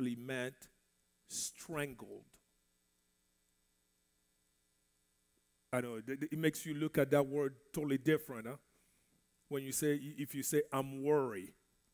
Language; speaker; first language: English; non-native, fluent; French